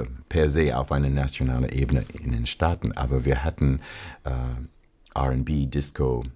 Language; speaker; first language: German; non-native, fluent; English